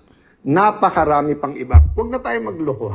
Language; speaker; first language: Filipino; native; Filipino